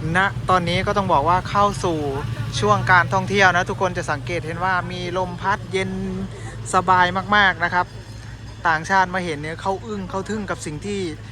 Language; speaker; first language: Thai; native; Thai